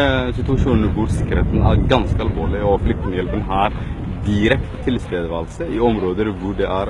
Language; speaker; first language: Norwegian; early bilingual, other home language; Somali